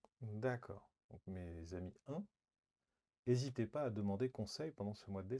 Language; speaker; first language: French; native; French